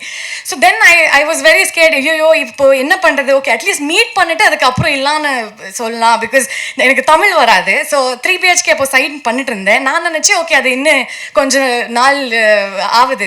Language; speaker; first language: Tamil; non-native, learner; Kannada